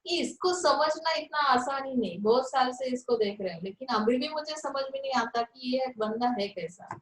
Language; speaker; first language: Hindi; non-native, local second language; Marathi